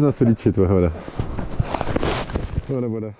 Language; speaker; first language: French; native; French